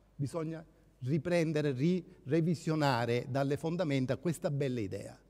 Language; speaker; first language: Italian; native; Italian